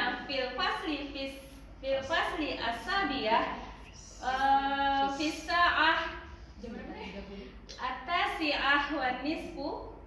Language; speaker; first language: Arabic; non-native, learner; Indonesian